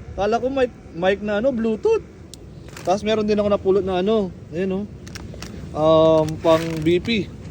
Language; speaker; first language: Filipino; native; Filipino